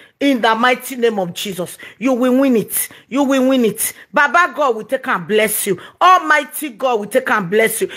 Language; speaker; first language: Nigerian Pidgin; non-native, local second language; Yoruba